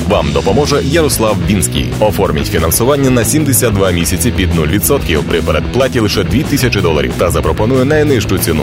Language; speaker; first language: Ukrainian; native; Ukrainian